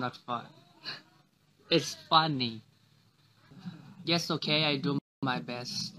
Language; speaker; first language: English; non-native, learner; Thai